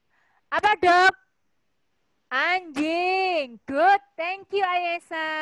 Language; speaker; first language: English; non-native, fluent; Indonesian